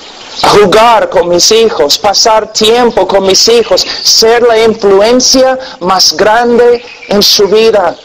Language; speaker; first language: Spanish; non-native, fluent; English